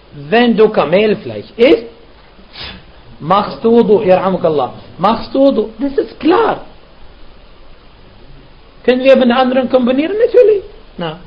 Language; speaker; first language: German; non-native, fluent; Arabic